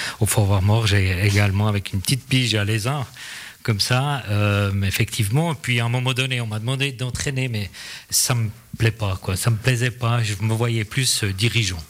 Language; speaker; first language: French; non-native, local second language; English